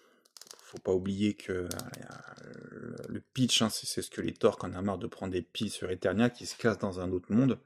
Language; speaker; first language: French; native; French